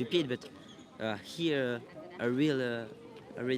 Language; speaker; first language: English; non-native, learner; French